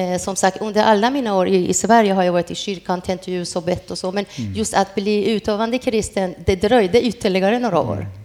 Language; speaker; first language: Swedish; non-native, fluent; Persian